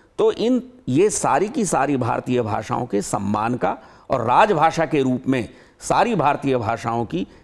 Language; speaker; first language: Hindi; native; Hindi